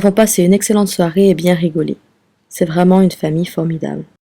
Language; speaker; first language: French; native; French